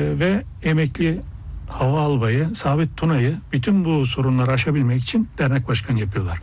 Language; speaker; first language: Turkish; native; Turkish